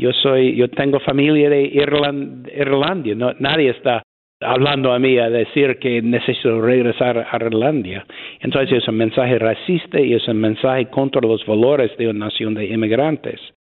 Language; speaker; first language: Spanish; non-native, fluent; English